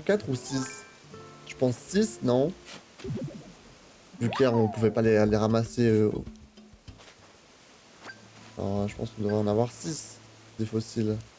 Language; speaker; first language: French; native; French